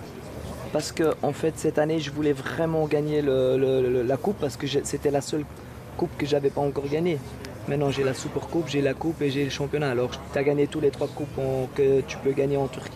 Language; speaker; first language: French; non-native, local second language; Dutch